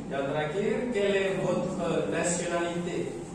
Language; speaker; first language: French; non-native, fluent; Indonesian